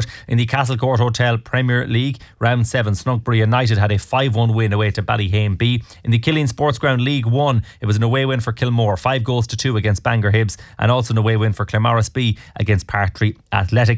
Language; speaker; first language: English; native; English